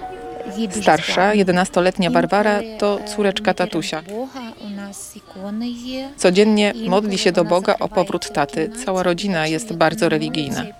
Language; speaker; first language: Polish; native; Polish